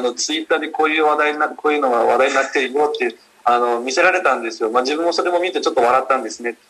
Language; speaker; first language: Japanese; non-native, fluent; Portuguese